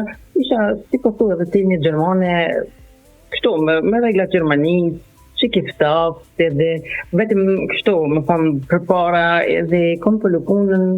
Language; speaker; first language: Albanian; non-native, learner; German